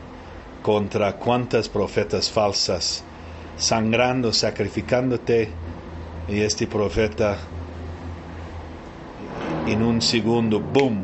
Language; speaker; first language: Spanish; early bilingual, heritage; Spanish